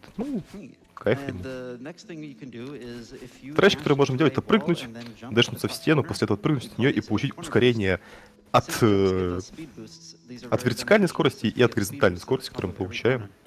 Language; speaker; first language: Russian; native; Russian